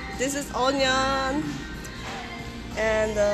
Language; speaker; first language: English; non-native, learner; Korean